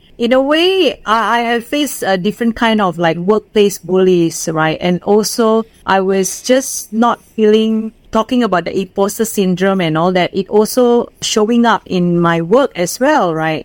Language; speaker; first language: English; non-native, fluent; Indonesian